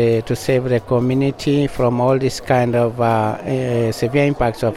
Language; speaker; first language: English; non-native, local second language; Masai